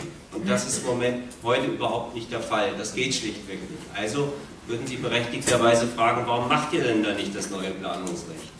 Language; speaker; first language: German; native; German